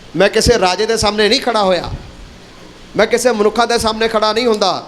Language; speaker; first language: Hindi; non-native, local second language; Punjabi